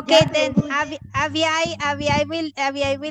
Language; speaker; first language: English; non-native, fluent; Spanish